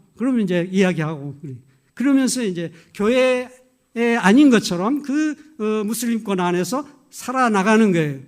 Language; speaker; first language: Korean; native; Korean